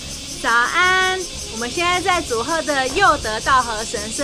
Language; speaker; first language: Chinese; native; Chinese